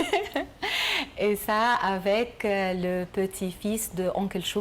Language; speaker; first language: French; non-native, learner; Arabic